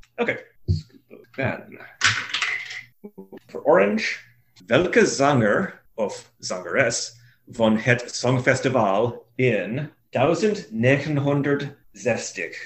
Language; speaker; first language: German; non-native, learner; English